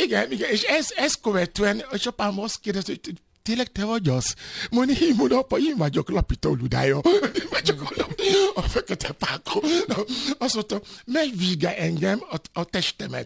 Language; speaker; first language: Hungarian; non-native, fluent; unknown